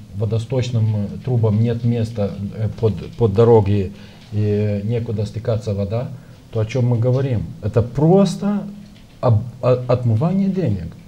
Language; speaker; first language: Russian; non-native, local second language; Romanian